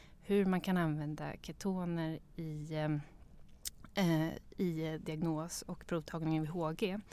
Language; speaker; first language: Swedish; native; Swedish